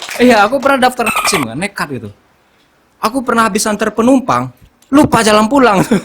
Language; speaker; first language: Indonesian; non-native, local second language; Minangkabau